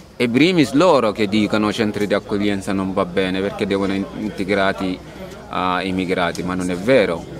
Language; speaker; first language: Italian; non-native, fluent; Arabic